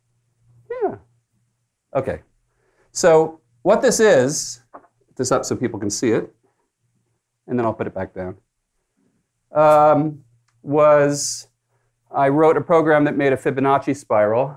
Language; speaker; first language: English; native; English